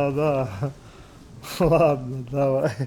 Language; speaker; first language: Russian; non-native, local second language; Latvian